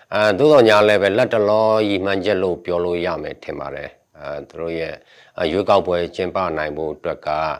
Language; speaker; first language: Burmese; non-native, local second language; S'gaw Karen